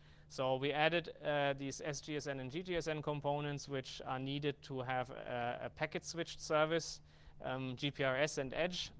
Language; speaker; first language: English; non-native, fluent; German